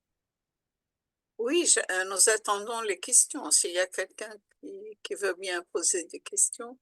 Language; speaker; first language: French; non-native, local second language; Arabic